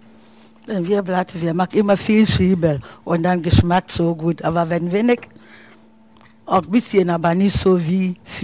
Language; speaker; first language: German; non-native, learner; Akan